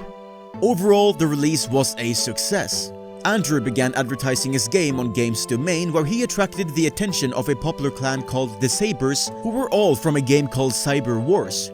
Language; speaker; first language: English; native; English